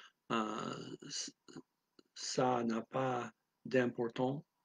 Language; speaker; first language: French; non-native, learner; English